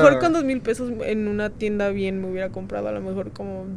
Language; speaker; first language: Spanish; native; Spanish